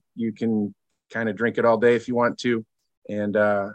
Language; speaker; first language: English; native; English